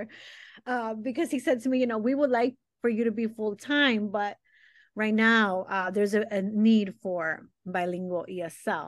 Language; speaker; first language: English; early bilingual, other home language; Spanish